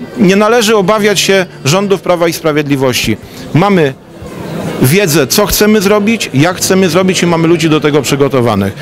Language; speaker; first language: Polish; native; Polish